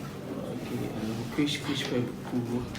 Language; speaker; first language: French; non-native, learner; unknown